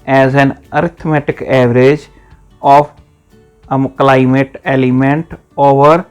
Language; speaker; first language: English; non-native, local second language; Punjabi